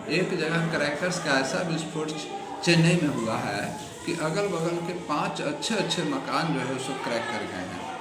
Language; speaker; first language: Hindi; native; Hindi